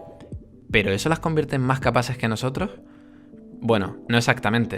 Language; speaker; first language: Spanish; native; Spanish